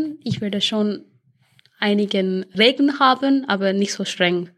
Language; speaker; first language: German; early bilingual, other home language; Tamil